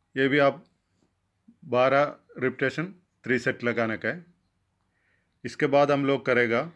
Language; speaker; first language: Hindi; non-native, local second language; Malayalam